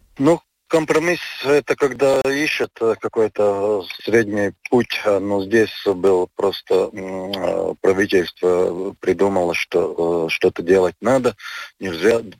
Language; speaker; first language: Russian; non-native, local second language; Latvian